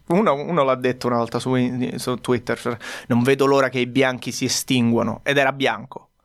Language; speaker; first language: Italian; native; Italian